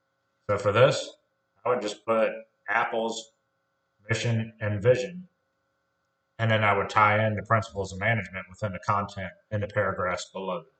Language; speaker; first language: English; native; English